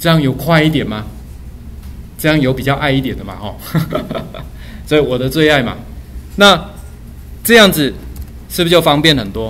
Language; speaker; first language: Chinese; native; Chinese